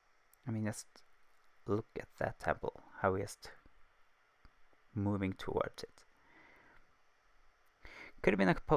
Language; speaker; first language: English; non-native, fluent; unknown